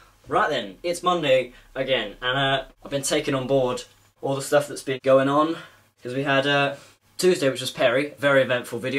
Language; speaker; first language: English; native; English